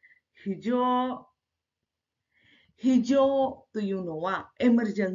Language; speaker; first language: Japanese; non-native, fluent; Marathi